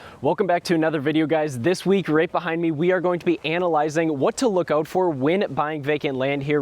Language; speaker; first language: English; native; English